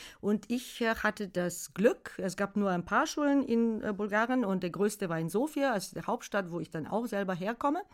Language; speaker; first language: German; non-native, fluent; Bulgarian